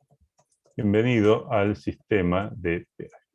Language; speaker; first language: Spanish; native; Spanish